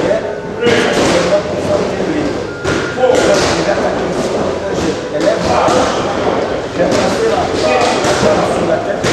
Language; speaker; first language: French; non-native, learner; Portuguese